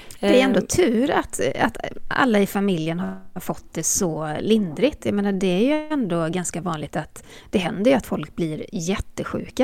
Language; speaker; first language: Swedish; native; Swedish